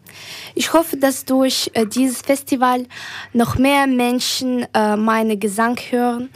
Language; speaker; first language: German; early bilingual, other home language; Ukrainian